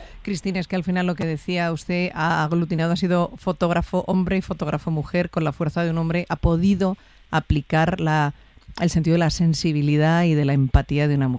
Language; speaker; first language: Spanish; native; Spanish